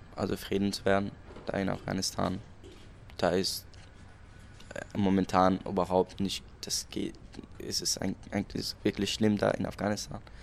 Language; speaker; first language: German; non-native, learner; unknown